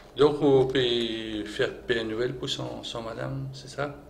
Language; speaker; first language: French; non-native, local second language; Morisyen